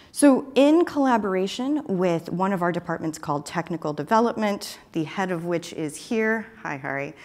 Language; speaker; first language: English; native; English